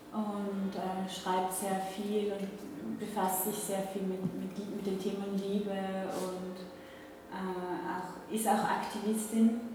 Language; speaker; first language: German; native; German